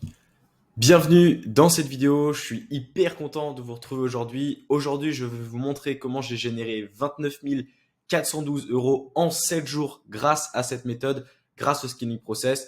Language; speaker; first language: French; native; French